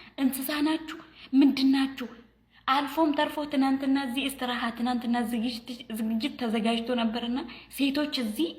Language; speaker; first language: Amharic; non-native, local second language; Oromo